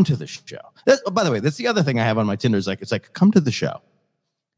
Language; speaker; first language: English; native; English